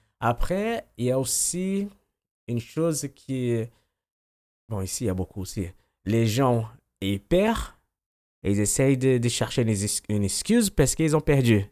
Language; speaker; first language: French; non-native, fluent; Portuguese